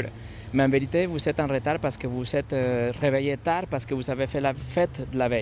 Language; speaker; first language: French; non-native, fluent; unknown